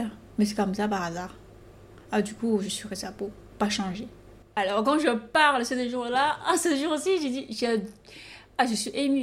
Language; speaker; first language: French; non-native, fluent; Chinese